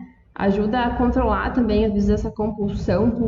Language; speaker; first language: Portuguese; native; Portuguese